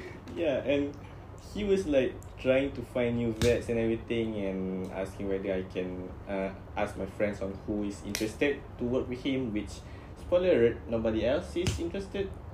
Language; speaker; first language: English; non-native, local second language; Malay